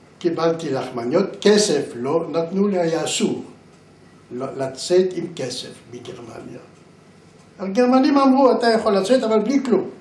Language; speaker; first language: Hebrew; non-native, fluent; German